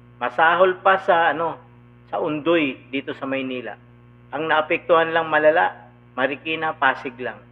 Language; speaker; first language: Filipino; non-native, local second language; Cebuano